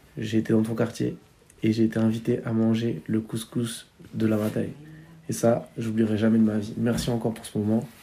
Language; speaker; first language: French; native; French